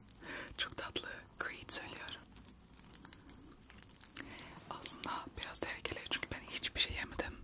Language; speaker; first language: Turkish; early bilingual, heritage; Turkish